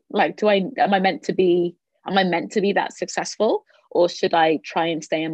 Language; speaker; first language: English; native; English